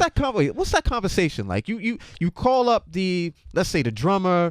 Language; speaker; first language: English; native; English